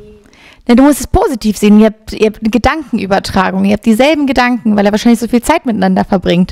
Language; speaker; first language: German; native; German